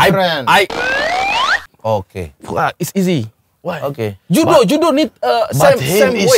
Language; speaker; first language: English; non-native, learner; Indonesian